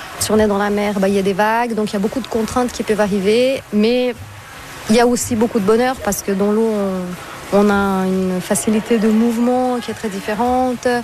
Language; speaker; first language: French; non-native, fluent; Portuguese